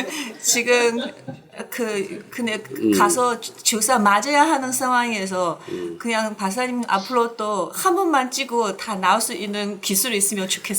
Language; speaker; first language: Korean; non-native, learner; Chinese